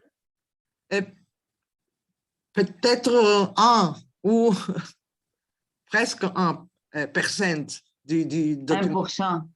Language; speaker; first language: French; non-native, learner; Greek